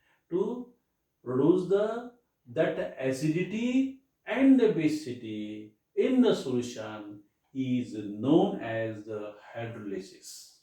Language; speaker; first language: English; non-native, local second language; Marathi